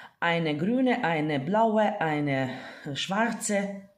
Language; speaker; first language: German; non-native, fluent; Ukrainian